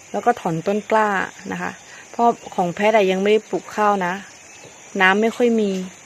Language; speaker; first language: Thai; non-native, local second language; S'gaw Karen